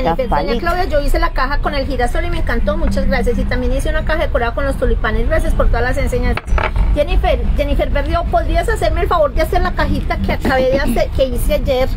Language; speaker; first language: Spanish; native; Spanish